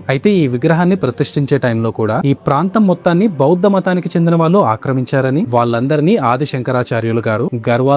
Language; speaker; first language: Telugu; native; Telugu